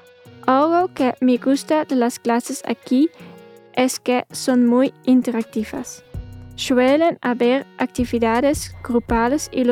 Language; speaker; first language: Spanish; non-native, fluent; Dutch